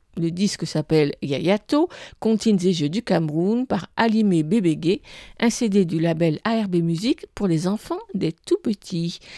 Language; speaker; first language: French; native; French